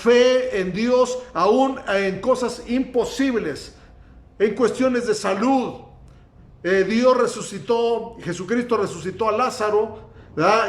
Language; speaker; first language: Spanish; native; Spanish